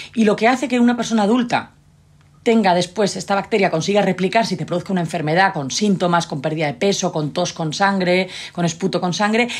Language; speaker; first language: Spanish; native; Spanish